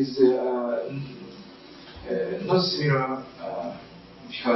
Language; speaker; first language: English; non-native, learner; Japanese